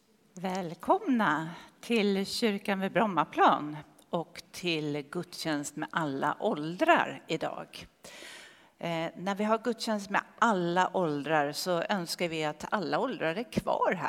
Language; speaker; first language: Swedish; native; Swedish